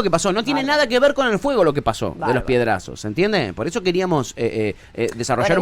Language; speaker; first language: Spanish; native; Spanish